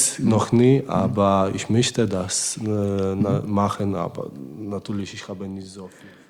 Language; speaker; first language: German; non-native, learner; Polish